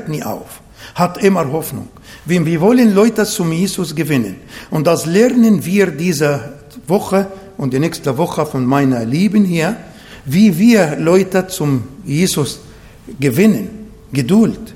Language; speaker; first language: German; non-native, fluent; Arabic